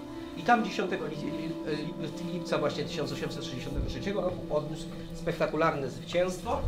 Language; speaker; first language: Polish; native; Polish